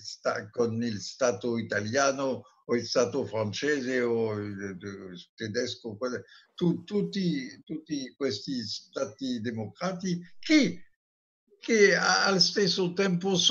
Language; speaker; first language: Italian; non-native, fluent; French